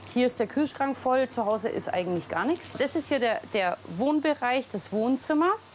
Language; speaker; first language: German; native; German